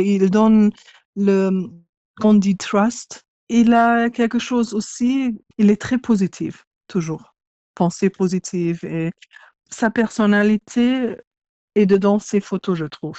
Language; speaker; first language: French; non-native, learner; English